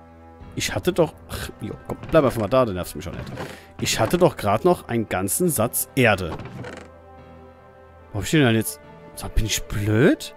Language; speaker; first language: German; native; German